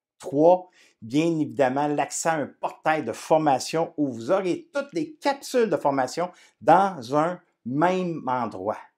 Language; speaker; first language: French; native; French